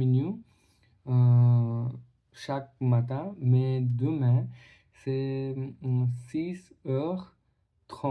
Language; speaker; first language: French; non-native, learner; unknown